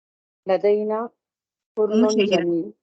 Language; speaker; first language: Arabic; non-native, learner; Tamil